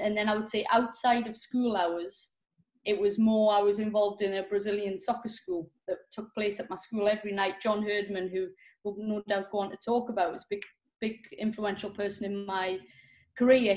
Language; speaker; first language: English; native; English